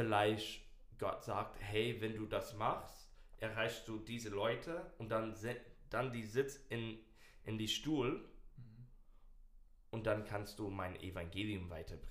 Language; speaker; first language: German; non-native, learner; English